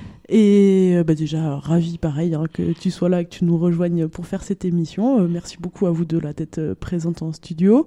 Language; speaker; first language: French; native; French